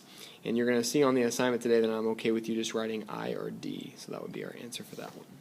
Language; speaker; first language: English; native; English